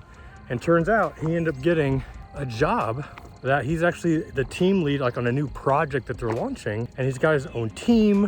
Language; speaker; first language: English; native; English